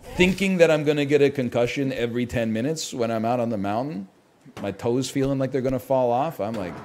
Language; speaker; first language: English; native; English